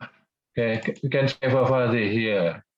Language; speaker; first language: English; non-native, fluent; Indonesian